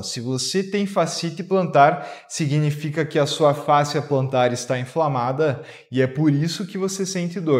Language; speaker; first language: Portuguese; native; Portuguese